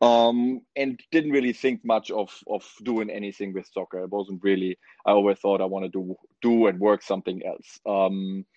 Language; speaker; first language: English; non-native, fluent; German